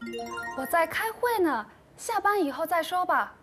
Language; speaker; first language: Chinese; non-native, fluent; Korean